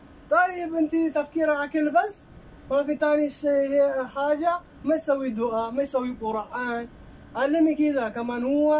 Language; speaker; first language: Arabic; non-native, learner; Amharic